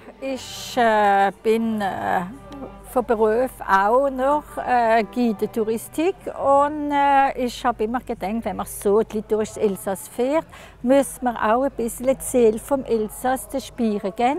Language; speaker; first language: German; non-native, local second language; French